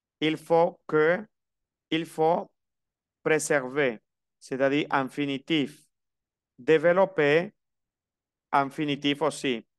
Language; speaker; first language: French; non-native, fluent; Spanish